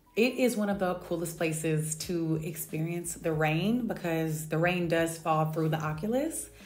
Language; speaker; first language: English; native; English